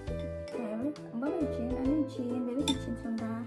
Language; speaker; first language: Turkish; non-native, learner; Indonesian